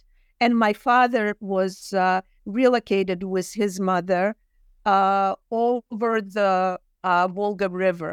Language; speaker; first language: English; non-native, fluent; Russian